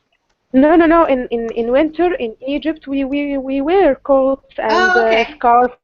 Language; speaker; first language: English; non-native, learner; Arabic